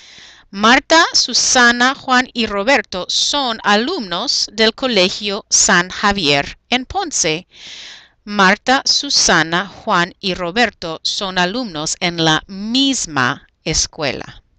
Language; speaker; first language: Spanish; non-native, fluent; English